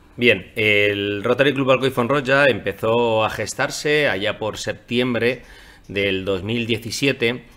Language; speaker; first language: Spanish; non-native, local second language; Catalan